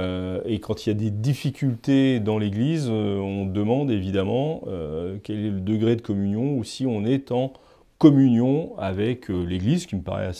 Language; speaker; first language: French; native; French